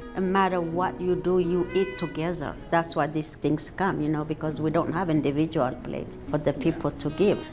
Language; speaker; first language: English; non-native, fluent; Amharic